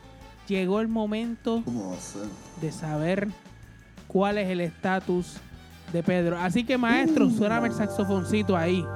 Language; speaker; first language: Spanish; native; Spanish